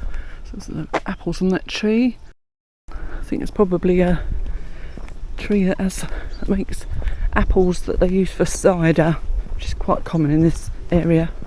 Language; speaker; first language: English; native; English